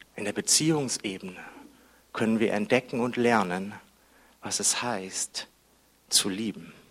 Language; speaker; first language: German; native; German